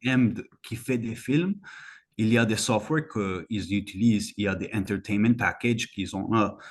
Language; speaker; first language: French; non-native, fluent; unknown